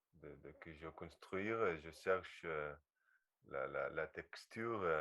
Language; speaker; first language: French; non-native, learner; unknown